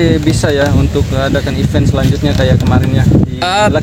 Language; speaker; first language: Indonesian; native; Indonesian